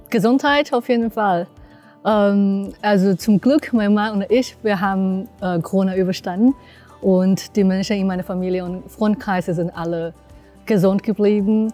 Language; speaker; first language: German; non-native, fluent; Chinese